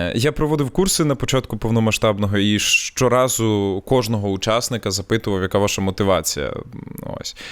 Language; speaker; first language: Ukrainian; non-native, local second language; Russian